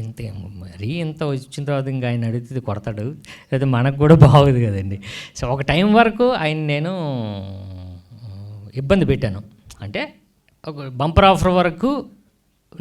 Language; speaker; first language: Telugu; native; Telugu